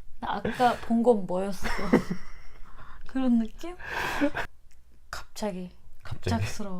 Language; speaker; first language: Korean; non-native, learner; Turkish